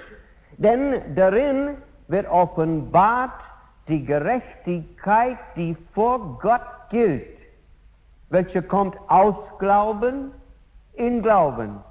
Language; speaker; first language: German; non-native, fluent; English